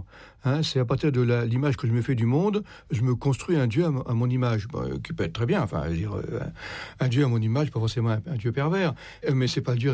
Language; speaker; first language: French; native; French